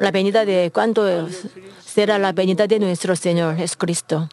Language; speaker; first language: Spanish; non-native, learner; Korean